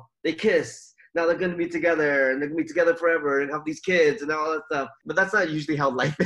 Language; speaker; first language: English; native; English